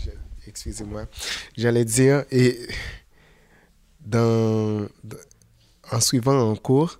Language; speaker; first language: French; non-native, local second language; Haitian Creole